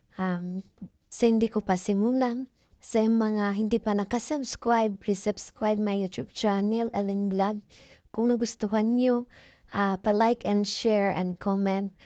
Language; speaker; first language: Filipino; non-native, local second language; Cebuano